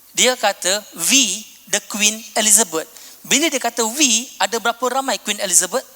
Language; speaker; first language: Malay; non-native, local second language; Punjabi